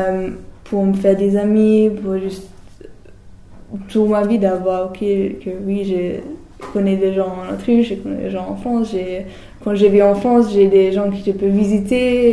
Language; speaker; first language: French; non-native, learner; German